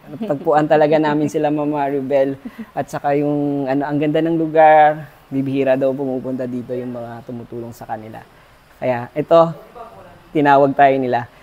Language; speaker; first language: Filipino; native; Filipino